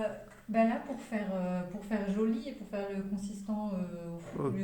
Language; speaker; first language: French; native; French